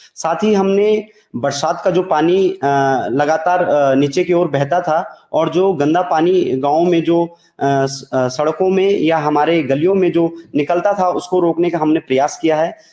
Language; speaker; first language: Hindi; native; Hindi